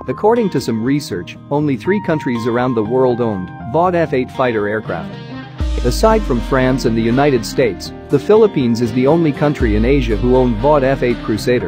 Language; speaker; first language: English; non-native, local second language; Filipino